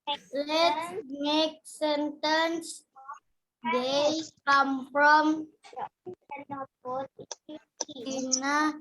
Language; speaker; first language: English; non-native, learner; Indonesian